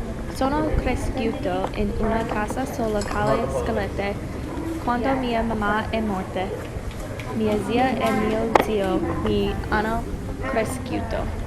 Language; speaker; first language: Italian; non-native, learner; English